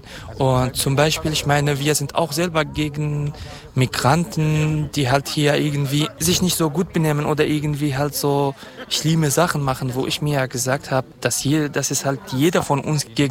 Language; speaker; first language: German; non-native, fluent; Kurdish